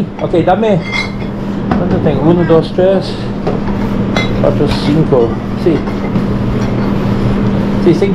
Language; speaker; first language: Spanish; non-native, learner; English